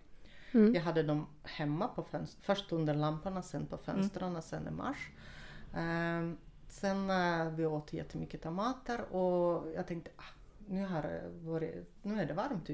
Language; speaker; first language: Swedish; non-native, fluent; Russian